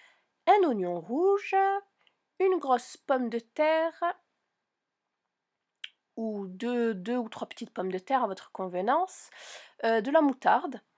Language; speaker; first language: French; native; French